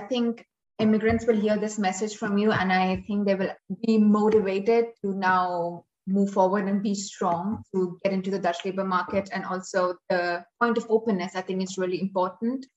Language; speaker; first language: English; non-native, local second language; Hindi